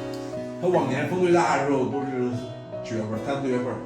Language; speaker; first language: Chinese; native; Chinese